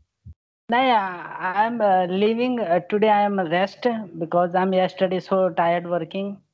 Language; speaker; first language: English; non-native, learner; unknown